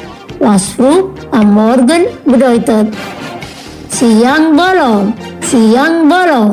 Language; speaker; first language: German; non-native, fluent; Indonesian